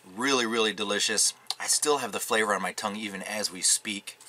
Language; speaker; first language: English; native; English